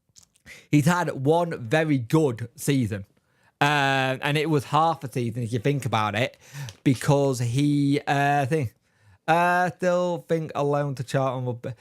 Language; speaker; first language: English; native; English